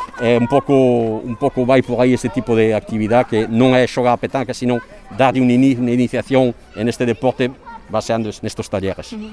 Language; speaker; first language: Galician; non-native, fluent; French